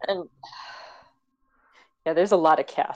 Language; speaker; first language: English; native; English